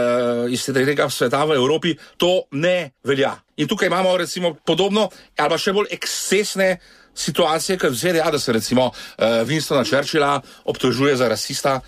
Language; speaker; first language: Slovenian; native; Slovenian